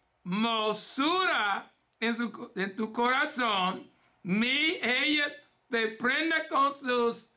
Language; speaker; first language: Spanish; early bilingual, heritage; English